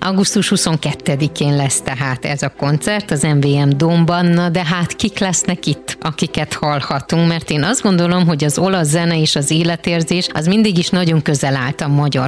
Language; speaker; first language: Hungarian; native; Hungarian